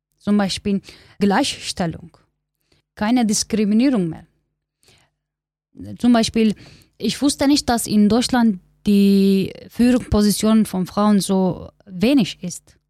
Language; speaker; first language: German; non-native, learner; Kurdish